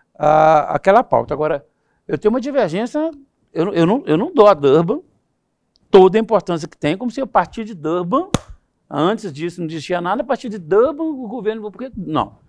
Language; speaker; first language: Portuguese; native; Portuguese